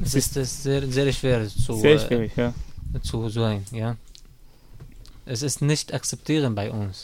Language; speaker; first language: German; non-native, learner; Arabic